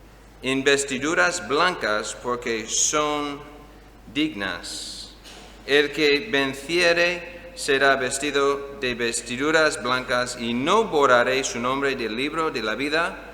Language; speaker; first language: Spanish; non-native, fluent; English